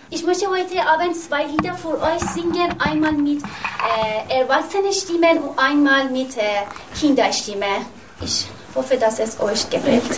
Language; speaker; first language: German; non-native, learner; Persian